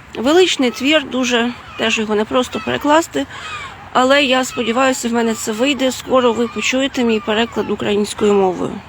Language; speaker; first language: Ukrainian; non-native, fluent; Lithuanian